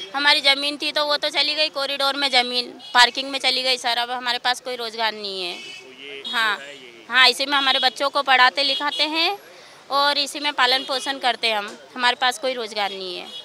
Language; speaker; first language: Hindi; native; Hindi